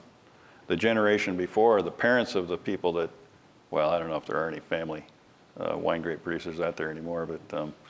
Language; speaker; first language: English; native; English